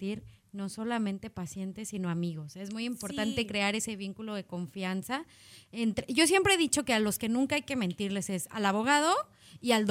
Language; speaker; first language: Spanish; native; Spanish